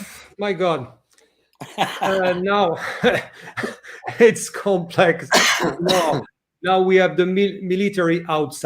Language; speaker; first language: English; non-native, learner; French